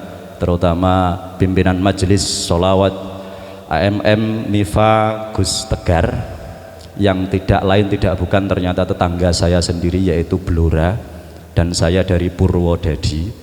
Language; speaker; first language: Indonesian; non-native, local second language; Javanese